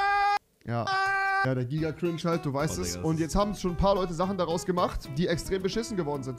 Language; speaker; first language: German; native; German